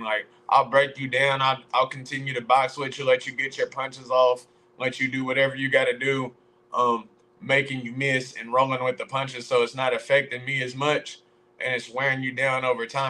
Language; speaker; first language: English; native; English